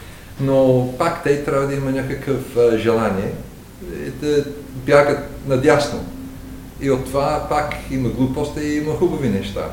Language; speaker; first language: Bulgarian; non-native, learner; English